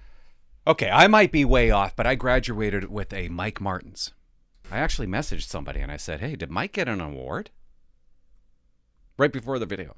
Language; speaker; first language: English; native; English